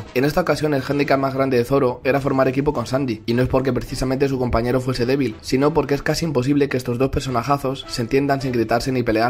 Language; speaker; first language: Spanish; native; Spanish